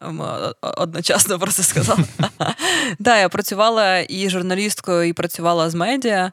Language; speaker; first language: Ukrainian; native; Ukrainian